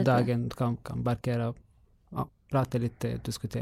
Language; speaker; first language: Swedish; non-native, learner; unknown